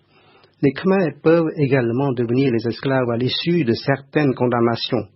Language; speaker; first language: French; non-native, fluent; Khmer